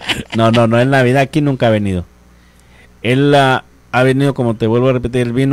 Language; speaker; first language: Spanish; native; Spanish